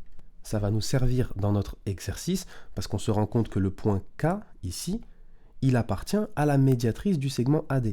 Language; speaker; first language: French; native; French